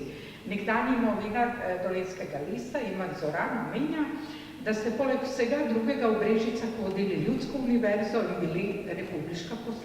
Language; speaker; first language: Slovenian; native; Slovenian